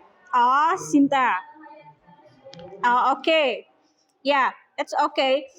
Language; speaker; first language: English; non-native, learner; Indonesian